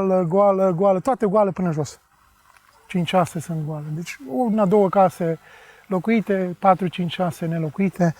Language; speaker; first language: Romanian; non-native, local second language; Czech